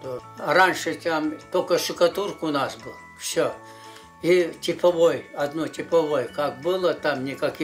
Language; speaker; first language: Russian; non-native, local second language; Yakut